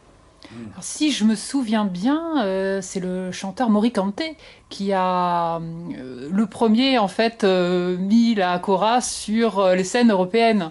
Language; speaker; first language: French; native; French